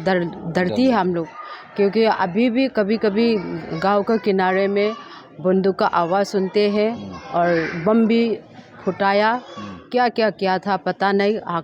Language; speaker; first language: Hindi; non-native, local second language; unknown